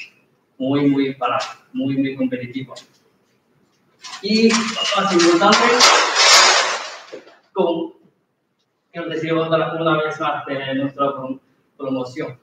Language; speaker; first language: Spanish; non-native, learner; Chinese